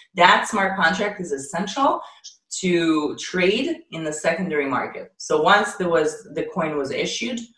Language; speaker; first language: English; non-native, fluent; Ukrainian